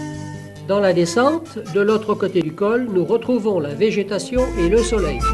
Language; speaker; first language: French; native; French